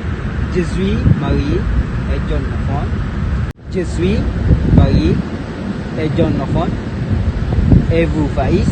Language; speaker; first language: French; non-native, learner; Malay